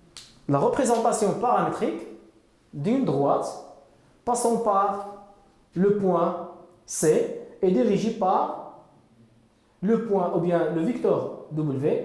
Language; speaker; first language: French; non-native, local second language; Arabic